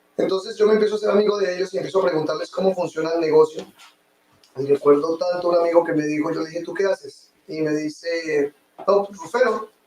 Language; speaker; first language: Spanish; native; Spanish